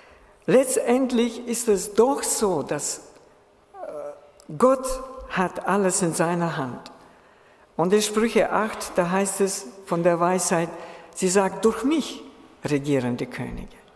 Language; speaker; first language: German; non-native, fluent; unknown